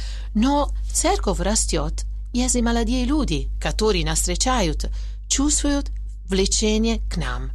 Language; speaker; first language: Russian; non-native, fluent; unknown